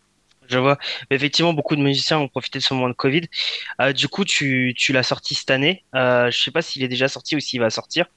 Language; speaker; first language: French; native; French